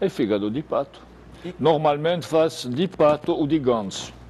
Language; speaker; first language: Portuguese; non-native, fluent; French